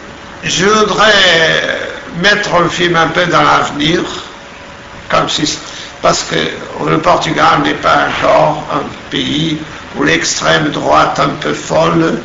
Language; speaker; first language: French; non-native, fluent; Portuguese